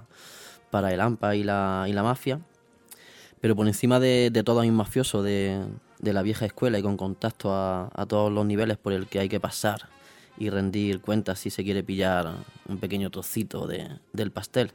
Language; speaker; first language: Spanish; native; Spanish